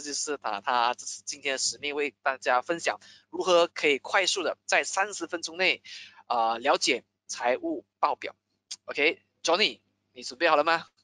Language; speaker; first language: Chinese; native; Chinese